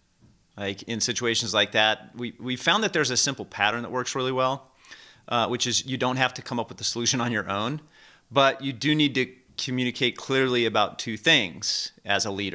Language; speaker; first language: English; native; English